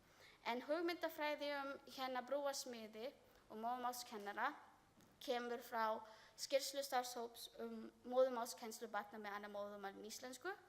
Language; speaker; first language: Icelandic; non-native, learner; Filipino